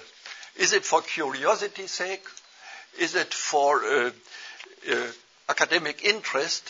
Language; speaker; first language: English; non-native, fluent; German